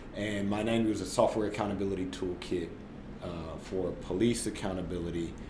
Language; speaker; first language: English; native; English